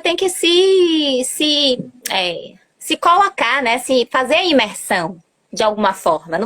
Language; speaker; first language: Portuguese; early bilingual, other home language; Spanish